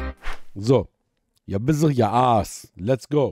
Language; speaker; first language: German; native; German